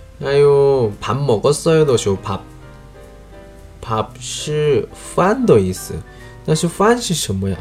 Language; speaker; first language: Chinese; non-native, learner; Korean